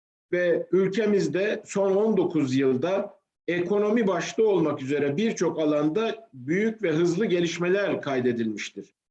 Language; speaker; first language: Turkish; native; Turkish